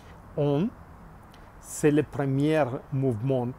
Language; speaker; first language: French; non-native, learner; Spanish